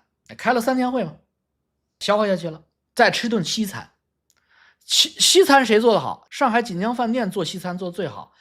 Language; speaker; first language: Chinese; native; Chinese